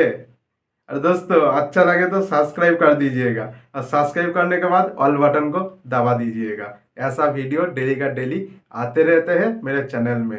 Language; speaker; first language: Hindi; non-native, local second language; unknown